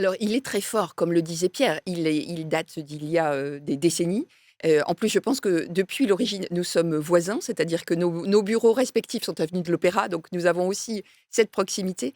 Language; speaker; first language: French; native; French